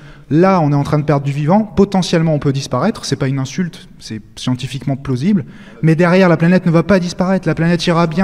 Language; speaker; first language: French; native; French